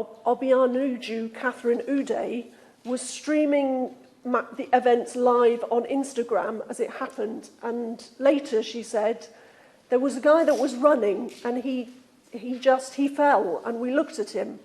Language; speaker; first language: English; native; English